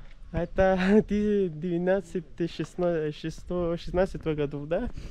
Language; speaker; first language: Russian; non-native, learner; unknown